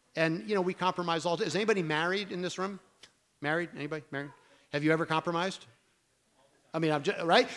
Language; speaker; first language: English; native; English